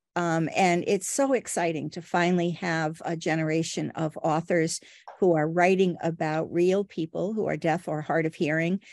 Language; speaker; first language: English; early bilingual, other home language; Portuguese